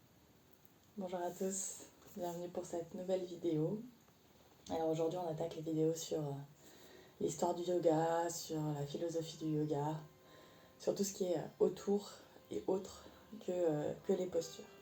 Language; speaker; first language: French; native; French